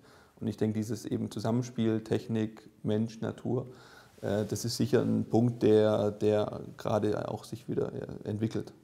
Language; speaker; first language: German; native; German